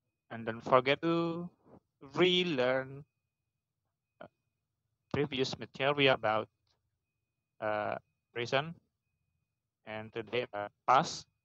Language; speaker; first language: English; non-native, fluent; Indonesian